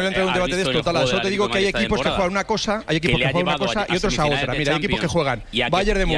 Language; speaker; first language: Spanish; native; Spanish